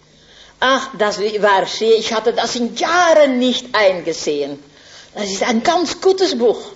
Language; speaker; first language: German; non-native, fluent; Dutch